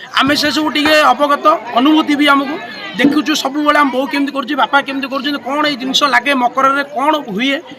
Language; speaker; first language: Odia; non-native, local second language; Telugu